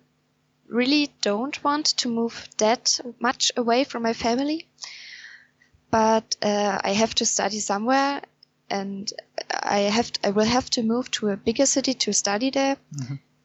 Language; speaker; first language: English; non-native, fluent; German